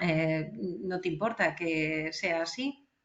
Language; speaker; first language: Spanish; native; Spanish